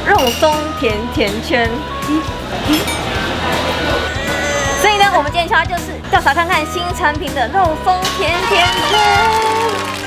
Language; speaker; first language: Chinese; native; Chinese